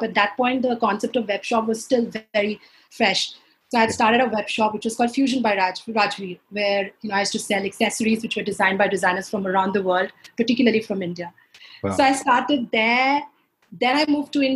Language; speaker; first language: English; non-native, local second language; Punjabi